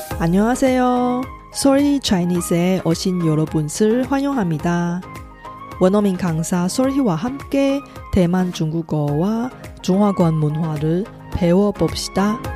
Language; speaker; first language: Korean; non-native, fluent; Chinese